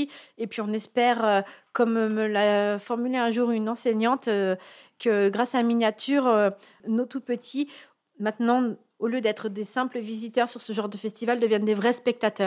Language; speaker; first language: French; native; French